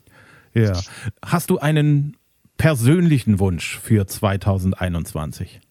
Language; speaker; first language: German; native; German